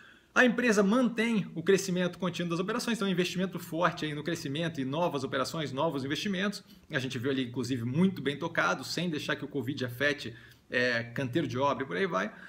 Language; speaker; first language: Portuguese; native; Portuguese